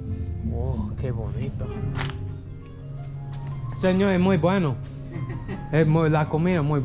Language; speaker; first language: Spanish; non-native, learner; English